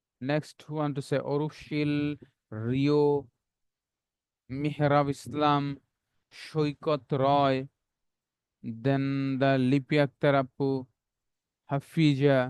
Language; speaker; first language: English; non-native, fluent; Bangla